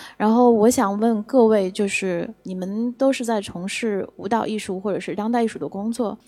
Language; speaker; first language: Chinese; early bilingual, other home language; Cantonese